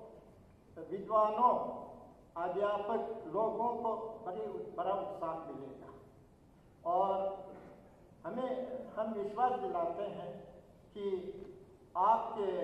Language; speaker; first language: Hindi; non-native, fluent; Uzbek